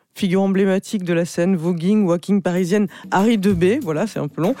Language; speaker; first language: French; native; French